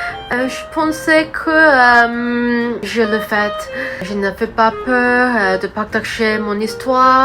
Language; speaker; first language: French; non-native, learner; Cantonese